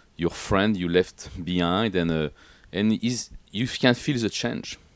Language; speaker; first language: English; non-native, fluent; French